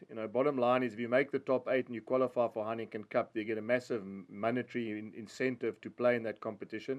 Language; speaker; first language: English; native; English